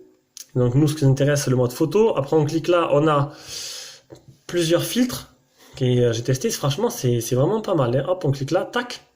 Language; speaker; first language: French; native; French